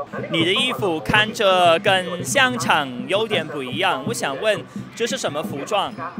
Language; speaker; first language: Chinese; non-native, fluent; English